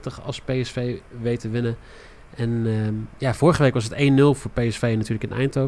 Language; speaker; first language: Dutch; native; Dutch